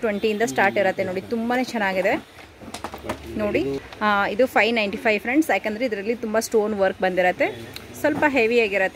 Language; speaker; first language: Kannada; native; Kannada